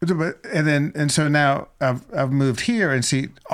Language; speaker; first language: English; native; English